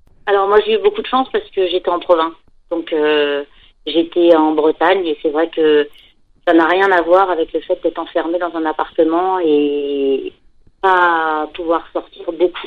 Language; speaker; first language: French; native; French